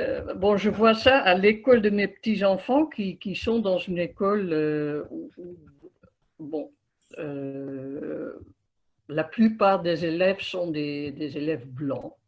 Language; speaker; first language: French; non-native, fluent; Dutch